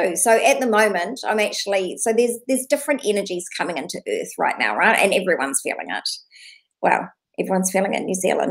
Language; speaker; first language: English; native; English